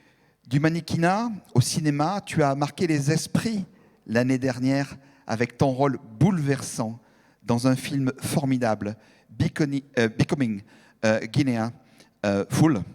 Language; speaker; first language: French; native; French